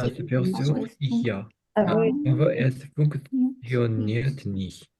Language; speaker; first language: German; non-native, learner; Korean